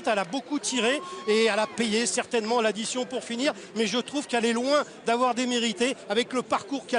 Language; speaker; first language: French; native; French